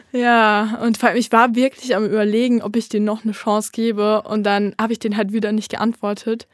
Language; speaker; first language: German; native; German